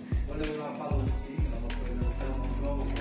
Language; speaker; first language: Italian; non-native, learner; Bangla